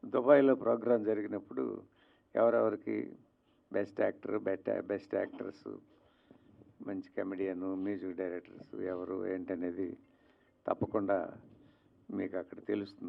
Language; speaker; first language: Telugu; native; Telugu